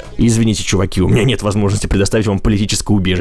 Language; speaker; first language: Russian; native; Russian